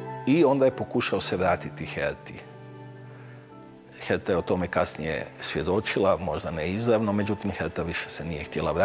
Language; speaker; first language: Croatian; native; Croatian